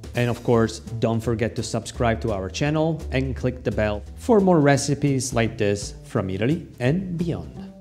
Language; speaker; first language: English; non-native, fluent; Italian